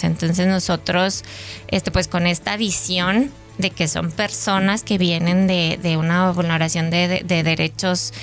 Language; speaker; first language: Spanish; native; Spanish